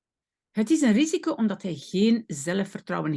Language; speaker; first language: Dutch; non-native, fluent; French